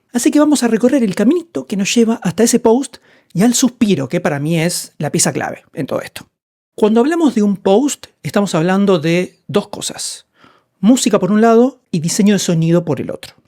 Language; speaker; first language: Spanish; native; Spanish